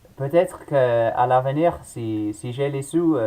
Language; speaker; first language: French; non-native, learner; English